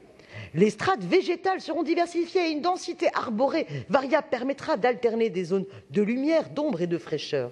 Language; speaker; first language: French; native; French